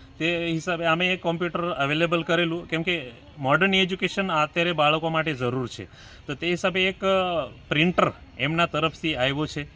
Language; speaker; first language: Gujarati; non-native, local second language; Marathi